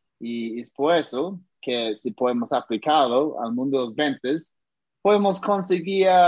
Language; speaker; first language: Spanish; non-native, fluent; English